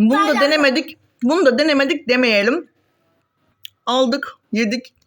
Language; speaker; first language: Turkish; native; Turkish